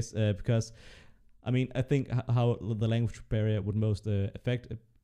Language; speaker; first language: English; non-native, fluent; Danish